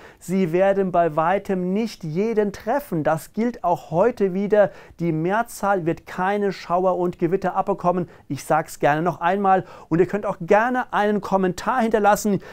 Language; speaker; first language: German; native; German